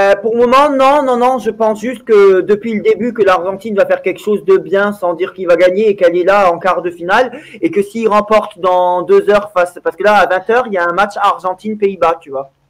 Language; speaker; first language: French; native; French